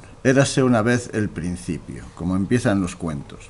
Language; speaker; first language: Spanish; native; Spanish